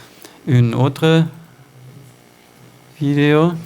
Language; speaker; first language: French; non-native, fluent; German